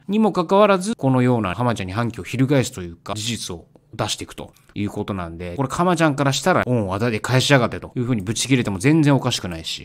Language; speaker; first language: Japanese; native; Japanese